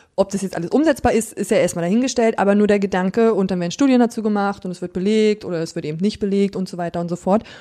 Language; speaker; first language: German; native; German